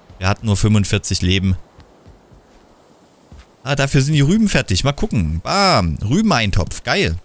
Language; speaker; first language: German; native; German